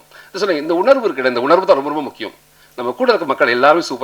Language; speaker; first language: Tamil; native; Tamil